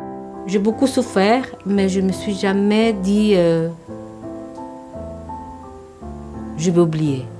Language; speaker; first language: French; non-native, fluent; Spanish